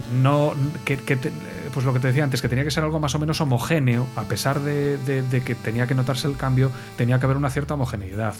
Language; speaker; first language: Spanish; native; Spanish